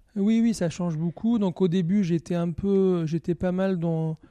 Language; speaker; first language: French; non-native, local second language; Arabic